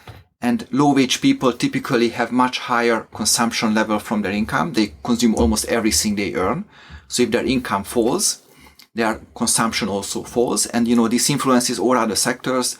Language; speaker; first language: English; non-native, fluent; Hungarian